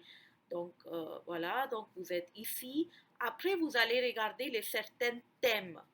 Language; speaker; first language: French; non-native, fluent; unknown